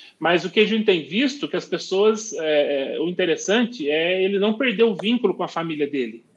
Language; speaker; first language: Portuguese; native; Portuguese